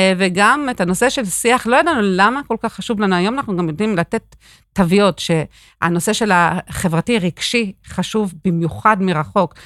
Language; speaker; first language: Hebrew; non-native, fluent; English